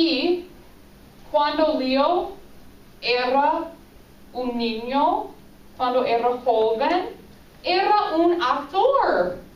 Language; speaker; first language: Spanish; non-native, fluent; English